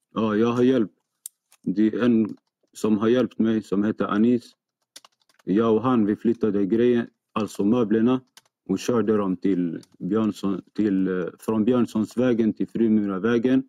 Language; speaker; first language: Swedish; non-native, fluent; Arabic